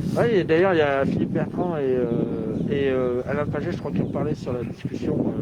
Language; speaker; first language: French; native; French